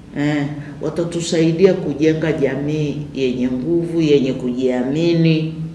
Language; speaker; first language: Swahili; native; Swahili